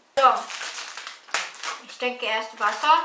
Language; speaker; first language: German; non-native, learner; Filipino